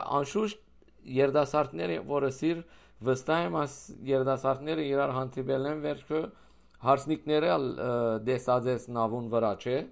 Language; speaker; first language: Armenian; early bilingual, heritage; Armenian